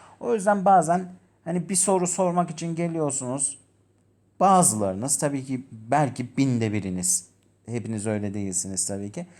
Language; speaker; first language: Turkish; native; Turkish